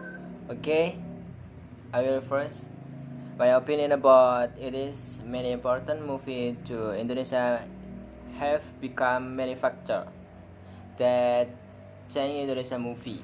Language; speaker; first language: English; non-native, learner; Indonesian